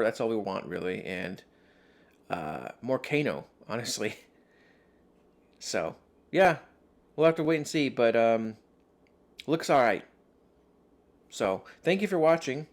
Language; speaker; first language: English; native; English